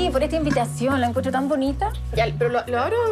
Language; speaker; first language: Spanish; native; Spanish